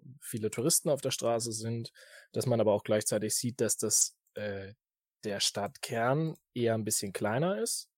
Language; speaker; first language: German; native; German